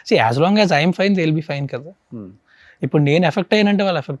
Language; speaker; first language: Telugu; native; Telugu